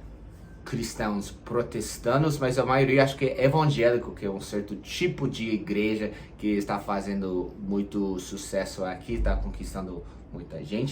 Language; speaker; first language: Portuguese; non-native, fluent; English